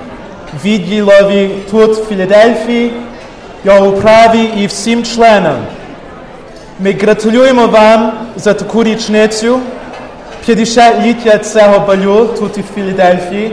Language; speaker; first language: Ukrainian; early bilingual, heritage; Ukrainian